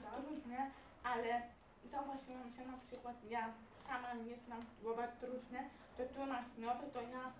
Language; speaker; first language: Polish; non-native, local second language; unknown